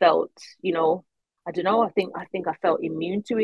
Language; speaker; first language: English; native; English